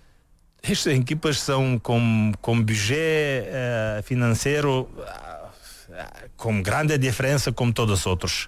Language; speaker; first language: Portuguese; non-native, learner; Bulgarian